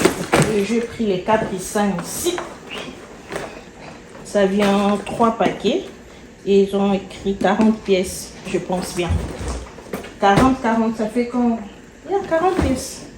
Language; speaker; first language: French; non-native, local second language; Lingala